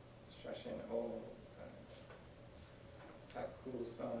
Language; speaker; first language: Japanese; non-native, learner; English